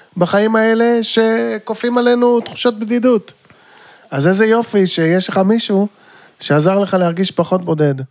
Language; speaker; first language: Hebrew; native; Hebrew